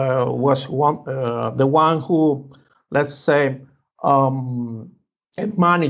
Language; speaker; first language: English; non-native, learner; Spanish